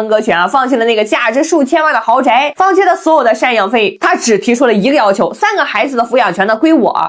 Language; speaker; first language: Chinese; native; Chinese